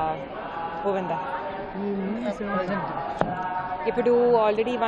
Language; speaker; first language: Telugu; non-native, learner; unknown